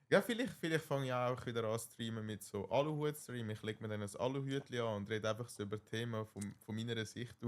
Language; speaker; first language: German; native; German